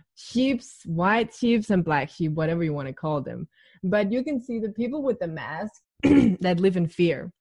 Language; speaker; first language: English; non-native, fluent; Danish